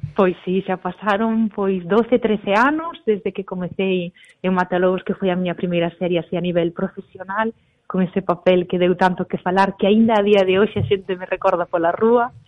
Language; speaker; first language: Galician; native; Galician